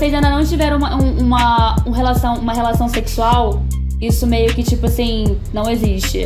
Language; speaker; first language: Portuguese; native; Portuguese